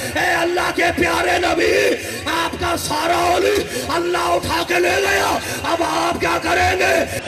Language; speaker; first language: Urdu; native; Urdu